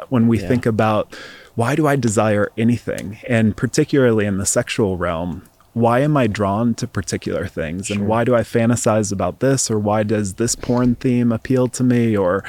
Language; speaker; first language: English; native; English